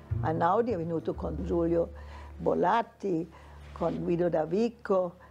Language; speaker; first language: Italian; non-native, fluent; German